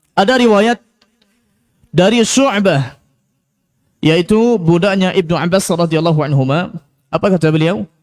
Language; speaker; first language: Malay; non-native, local second language; Minangkabau